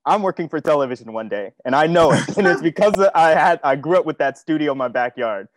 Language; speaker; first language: English; native; English